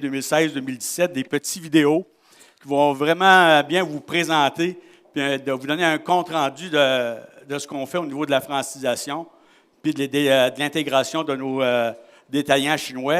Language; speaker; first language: French; native; French